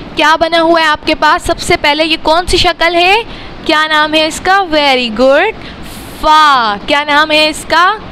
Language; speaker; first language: Urdu; native; Urdu